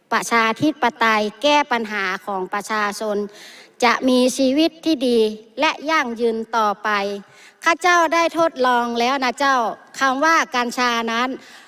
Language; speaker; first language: Thai; native; Thai